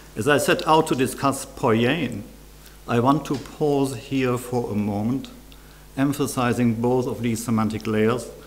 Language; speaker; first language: English; non-native, fluent; German